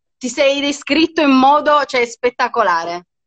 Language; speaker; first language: Italian; native; Italian